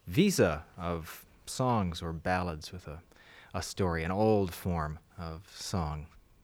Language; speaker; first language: English; native; English